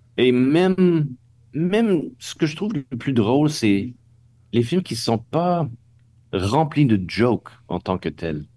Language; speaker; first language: French; non-native, local second language; English